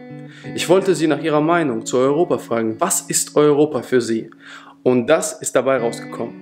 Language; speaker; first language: German; non-native, fluent; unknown